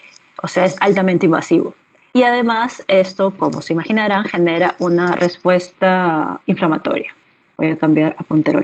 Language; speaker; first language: Spanish; native; Spanish